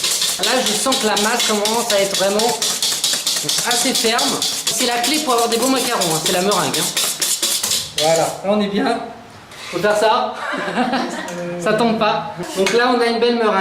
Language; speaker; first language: French; native; French